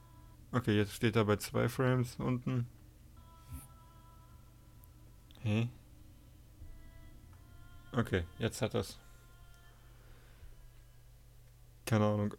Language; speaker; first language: German; native; German